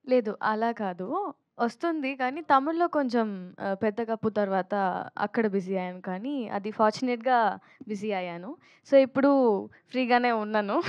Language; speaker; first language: Telugu; non-native, local second language; Tamil